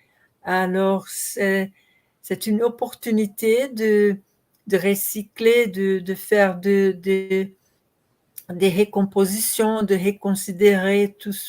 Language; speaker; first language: French; non-native, learner; Portuguese